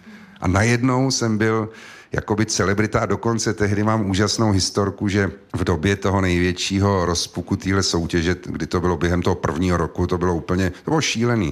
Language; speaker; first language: Czech; native; Czech